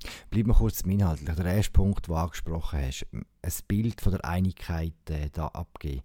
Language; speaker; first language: German; native; German